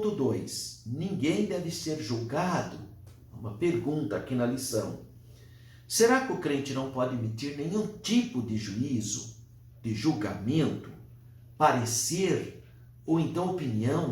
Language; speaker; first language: Portuguese; native; Portuguese